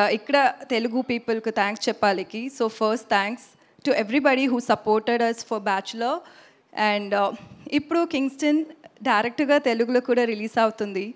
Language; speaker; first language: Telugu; non-native, learner; Tamil